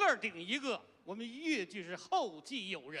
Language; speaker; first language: Chinese; native; Chinese